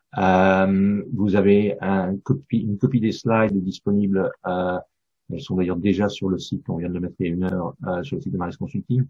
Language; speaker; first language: French; non-native, fluent; English